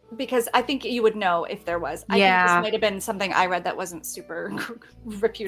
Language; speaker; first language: English; native; English